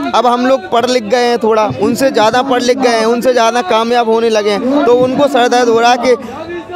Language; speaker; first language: Hindi; native; Hindi